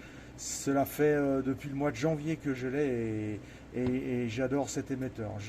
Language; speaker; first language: French; native; French